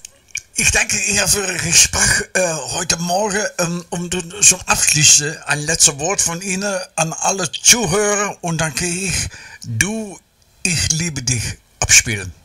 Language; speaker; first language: German; non-native, learner; Dutch